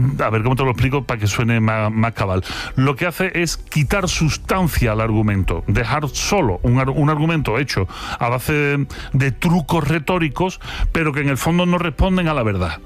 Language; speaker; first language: Spanish; native; Spanish